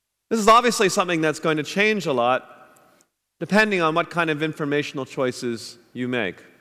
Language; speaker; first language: English; native; English